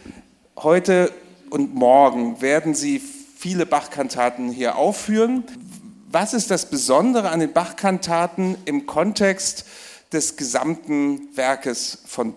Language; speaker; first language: German; native; German